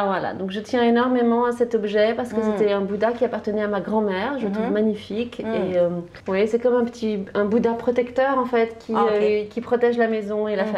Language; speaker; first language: French; native; French